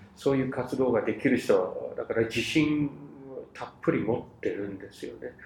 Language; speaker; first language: Japanese; non-native, fluent; English